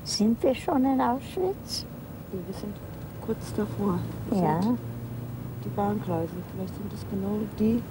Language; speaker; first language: German; native; German